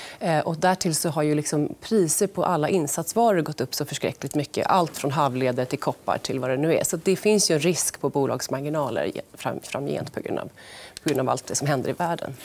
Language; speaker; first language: Swedish; native; Swedish